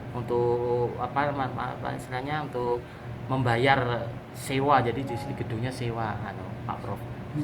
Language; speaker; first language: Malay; non-native, local second language; Javanese